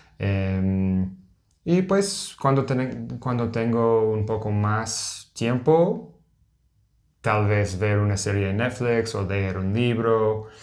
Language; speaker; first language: Spanish; non-native, learner; English